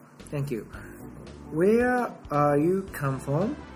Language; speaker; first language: English; non-native, learner; Japanese